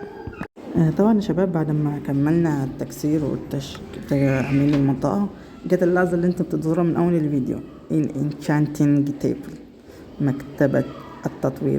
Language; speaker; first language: Arabic; native; Arabic